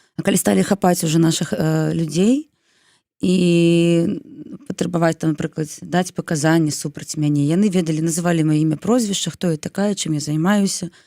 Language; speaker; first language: Belarusian; non-native, local second language; Russian